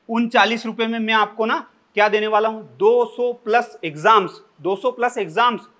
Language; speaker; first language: Hindi; native; Hindi